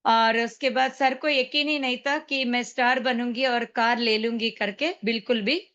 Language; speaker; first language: Hindi; non-native, local second language; Telugu